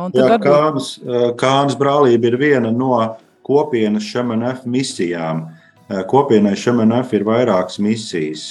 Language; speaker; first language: Latvian; native; Latvian